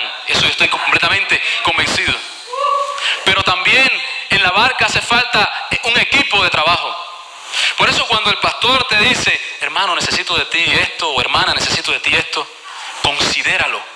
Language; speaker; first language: Spanish; native; Spanish